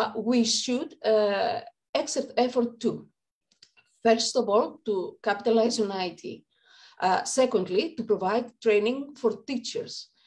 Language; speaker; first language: English; non-native, fluent; Greek